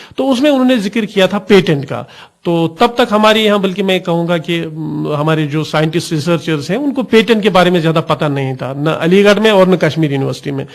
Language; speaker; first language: Urdu; non-native, local second language; Kashmiri